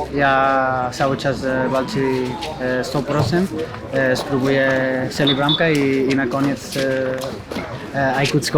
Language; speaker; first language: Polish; non-native, learner; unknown